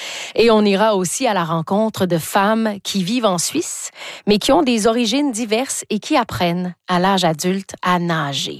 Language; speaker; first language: French; native; French